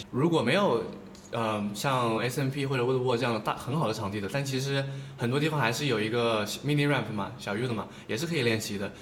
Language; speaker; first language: Chinese; native; Chinese